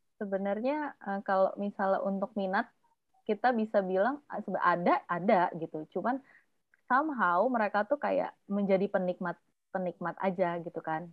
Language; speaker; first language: Indonesian; native; Indonesian